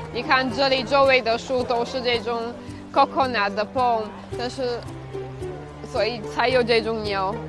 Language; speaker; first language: Chinese; non-native, fluent; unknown